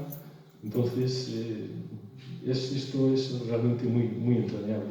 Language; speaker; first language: Spanish; native; Spanish